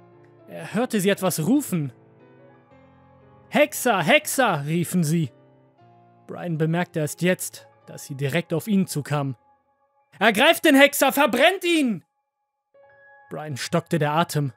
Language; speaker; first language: German; native; German